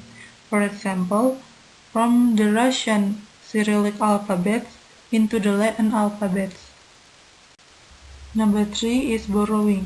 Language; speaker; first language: English; non-native, learner; Indonesian